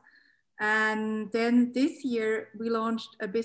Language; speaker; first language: English; native; English